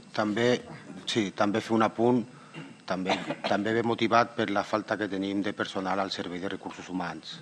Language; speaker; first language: Catalan; non-native, local second language; Spanish